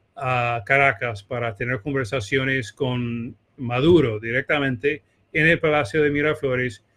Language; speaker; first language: Spanish; non-native, fluent; English